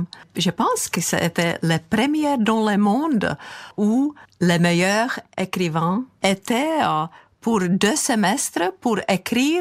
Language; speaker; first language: French; non-native, fluent; Czech